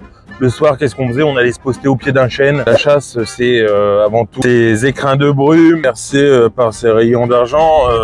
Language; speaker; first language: French; native; French